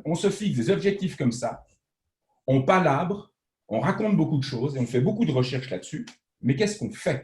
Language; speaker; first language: French; native; French